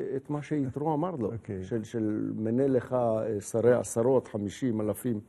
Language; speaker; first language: Hebrew; native; Hebrew